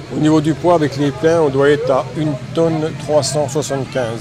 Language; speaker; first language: French; native; French